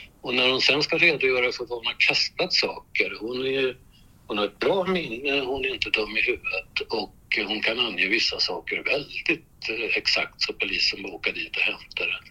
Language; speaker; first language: Swedish; native; Swedish